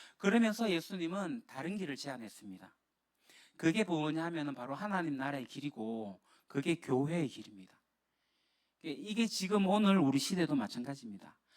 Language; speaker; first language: Korean; native; Korean